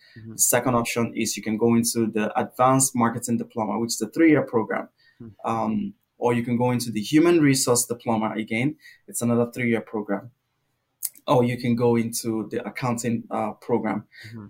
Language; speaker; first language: English; non-native, local second language; Igbo